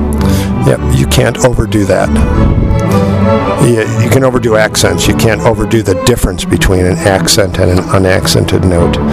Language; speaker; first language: English; native; English